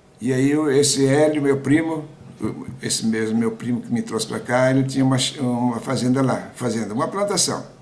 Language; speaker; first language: Portuguese; native; Portuguese